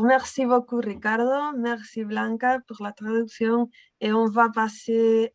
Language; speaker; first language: French; non-native, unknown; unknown